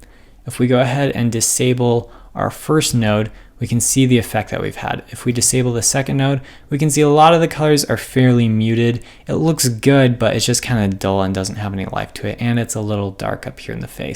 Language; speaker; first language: English; native; English